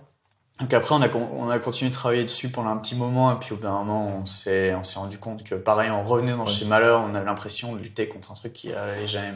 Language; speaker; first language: French; native; French